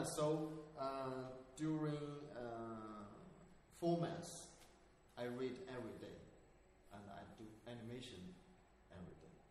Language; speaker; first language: English; non-native, learner; Chinese